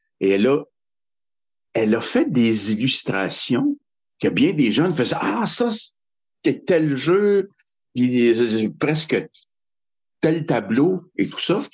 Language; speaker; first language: French; native; French